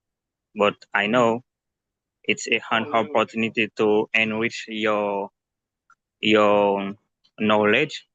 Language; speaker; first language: English; non-native, learner; Haitian Creole